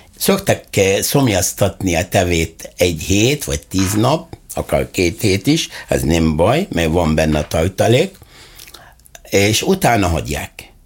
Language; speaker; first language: Hungarian; non-native, fluent; Arabic